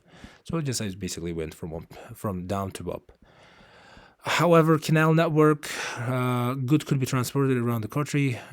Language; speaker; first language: English; non-native, fluent; Uzbek